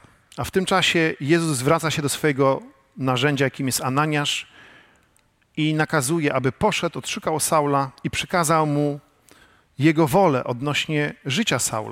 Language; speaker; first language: Polish; native; Polish